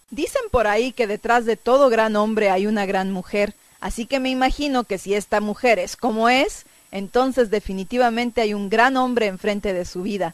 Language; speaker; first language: Spanish; native; Spanish